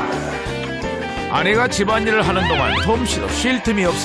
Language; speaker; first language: Korean; native; Korean